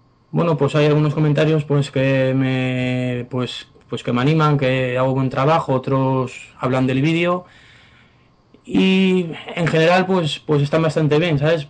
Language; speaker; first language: Spanish; native; Spanish